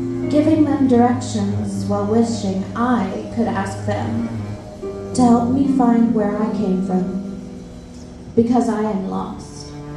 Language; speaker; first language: English; early bilingual, other home language; Spanish